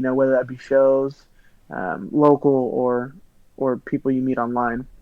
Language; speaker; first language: English; native; English